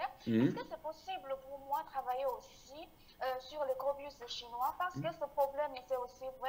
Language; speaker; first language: French; non-native, fluent; Chinese